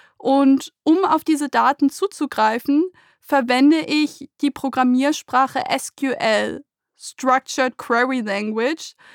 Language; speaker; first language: German; early bilingual, other home language; Persian